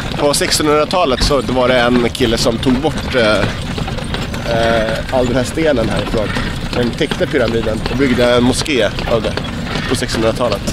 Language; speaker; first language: Swedish; native; Swedish